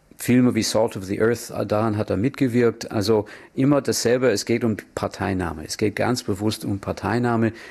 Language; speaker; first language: German; non-native, fluent; English